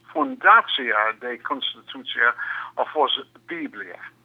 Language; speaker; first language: Romanian; non-native, learner; English